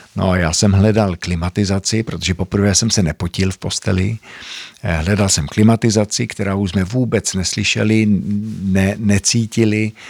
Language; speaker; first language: Czech; early bilingual, heritage; Czech